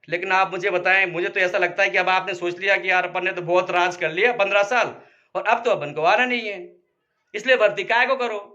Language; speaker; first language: Hindi; native; Hindi